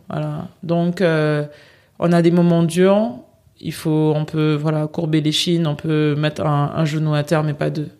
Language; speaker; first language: French; native; French